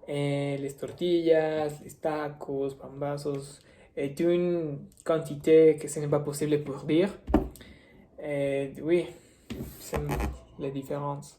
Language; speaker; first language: French; non-native, learner; Spanish